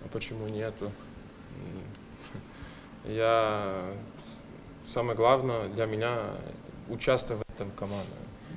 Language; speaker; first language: Russian; non-native, fluent; Portuguese